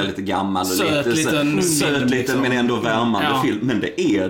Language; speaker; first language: Swedish; native; Swedish